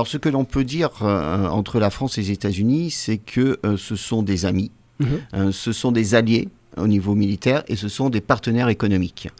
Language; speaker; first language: French; native; French